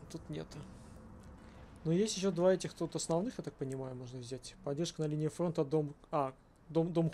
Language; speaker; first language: Russian; native; Russian